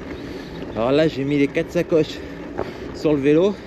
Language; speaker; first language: French; native; French